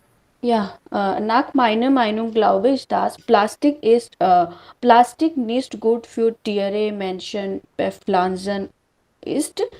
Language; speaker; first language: German; non-native, learner; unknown